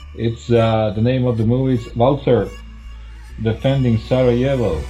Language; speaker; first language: English; non-native, fluent; Croatian